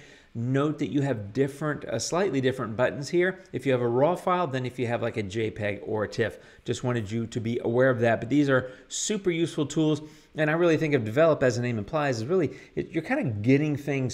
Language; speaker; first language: English; native; English